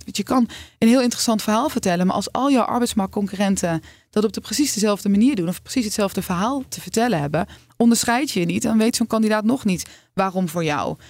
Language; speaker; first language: Dutch; native; Dutch